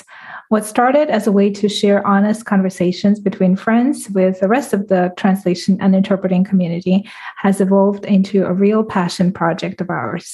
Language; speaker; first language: English; non-native, fluent; Russian